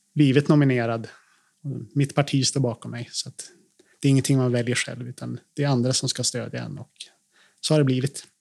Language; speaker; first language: Swedish; native; Swedish